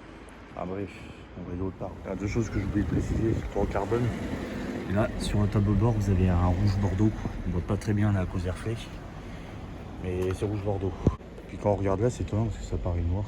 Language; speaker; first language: French; native; French